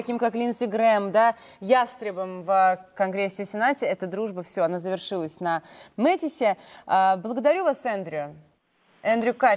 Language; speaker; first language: Russian; native; Russian